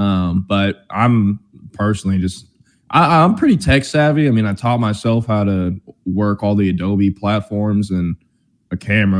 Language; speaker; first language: English; native; English